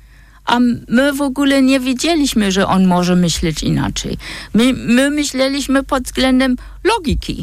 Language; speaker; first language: Polish; non-native, fluent; German